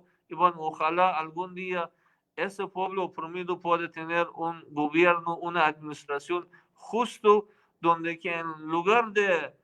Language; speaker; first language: Spanish; non-native, fluent; Persian